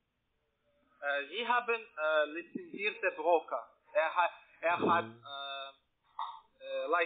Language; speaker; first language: German; non-native, learner; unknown